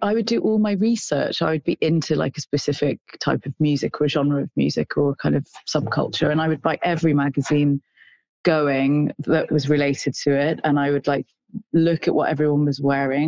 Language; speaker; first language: English; native; English